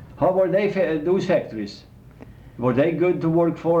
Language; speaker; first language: English; non-native, fluent; Swedish